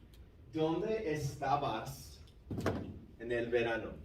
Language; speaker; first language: Spanish; non-native, fluent; English